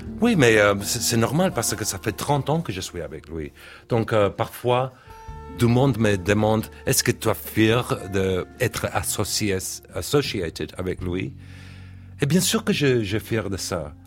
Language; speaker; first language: French; non-native, learner; English